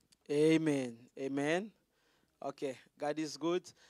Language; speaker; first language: English; non-native, fluent; Lingala